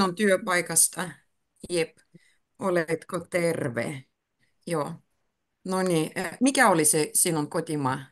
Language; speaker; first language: Finnish; non-native, fluent; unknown